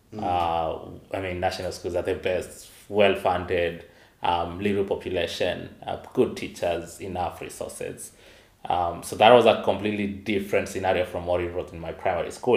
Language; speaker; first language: English; non-native, local second language; Kamba